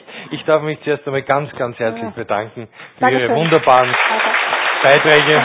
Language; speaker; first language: German; native; German